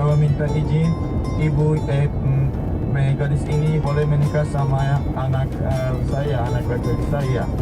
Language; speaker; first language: Indonesian; non-native, fluent; Turkish